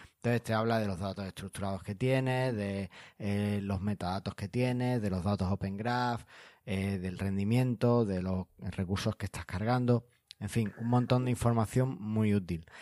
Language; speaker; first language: Spanish; native; Spanish